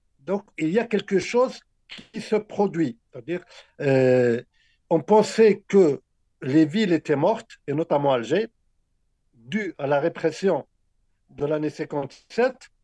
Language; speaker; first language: French; non-native, local second language; Arabic